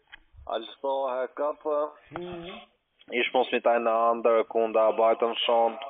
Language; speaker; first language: German; non-native, learner; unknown